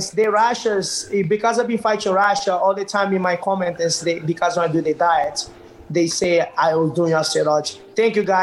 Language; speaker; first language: English; non-native, learner; Portuguese